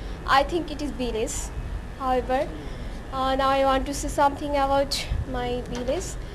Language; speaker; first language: English; non-native, learner; Bangla